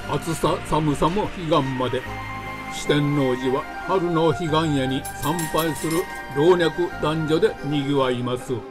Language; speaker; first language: Japanese; native; Japanese